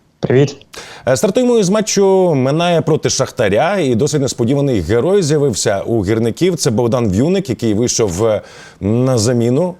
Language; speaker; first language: Ukrainian; native; Ukrainian